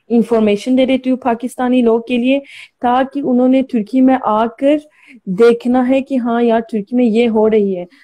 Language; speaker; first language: Hindi; non-native, learner; Turkish